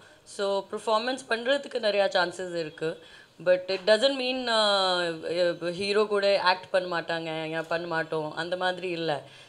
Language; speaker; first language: Tamil; non-native, fluent; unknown